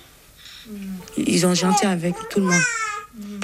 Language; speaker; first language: French; non-native, learner; Bambara